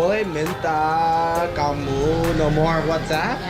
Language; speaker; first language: Indonesian; non-native, learner; English